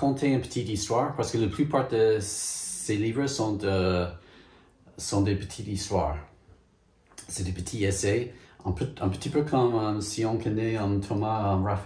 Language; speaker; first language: French; non-native, fluent; English